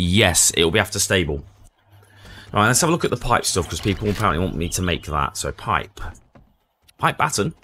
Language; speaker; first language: English; native; English